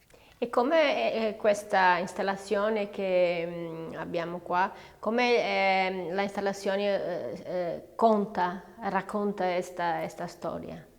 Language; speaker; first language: Italian; non-native, learner; Spanish